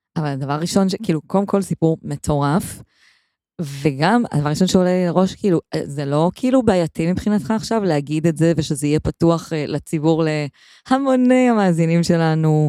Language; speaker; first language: Hebrew; native; Hebrew